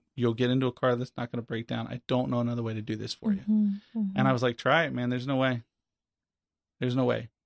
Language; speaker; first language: English; native; English